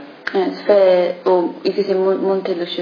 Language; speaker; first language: French; non-native, fluent; English